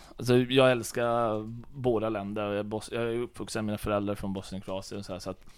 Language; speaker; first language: Swedish; early bilingual, other home language; Bosnian